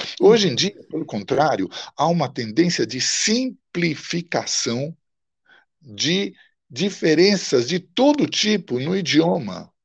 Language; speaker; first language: Portuguese; early bilingual, other home language; Italian